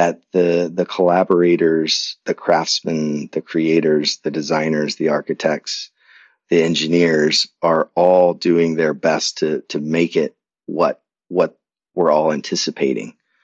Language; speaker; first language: English; native; English